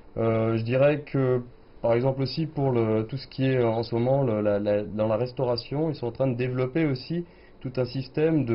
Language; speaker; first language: French; native; French